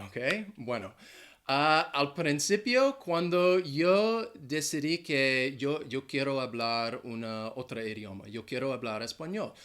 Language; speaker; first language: Spanish; non-native, fluent; English